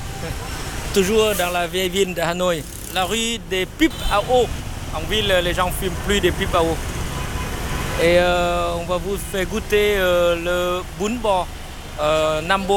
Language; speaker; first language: French; non-native, fluent; Vietnamese